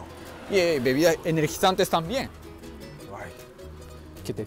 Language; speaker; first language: Spanish; non-native, fluent; Japanese